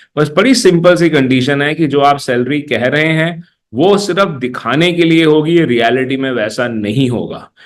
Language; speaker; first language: Hindi; native; Hindi